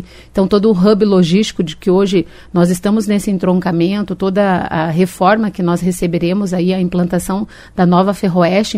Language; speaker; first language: Portuguese; native; Portuguese